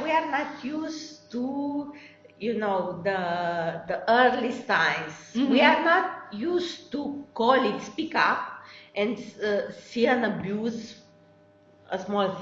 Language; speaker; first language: English; non-native, fluent; Romanian